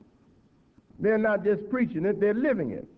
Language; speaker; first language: English; native; English